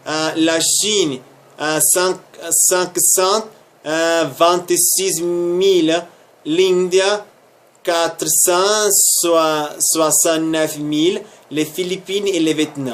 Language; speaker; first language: French; non-native, learner; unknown